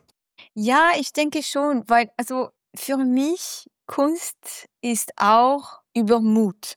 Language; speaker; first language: German; non-native, fluent; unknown